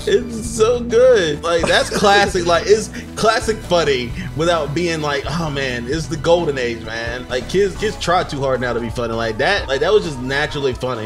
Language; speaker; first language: English; native; English